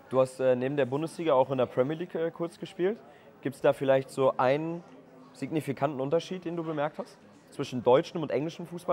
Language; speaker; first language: German; native; German